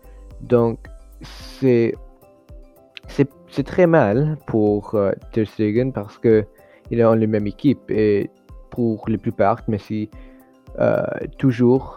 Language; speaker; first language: French; non-native, learner; English